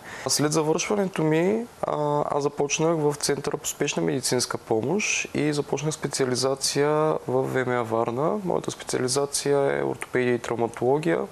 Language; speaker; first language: Bulgarian; native; Bulgarian